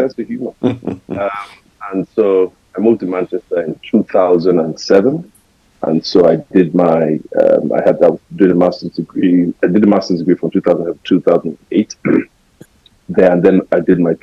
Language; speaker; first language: English; non-native, local second language; Yoruba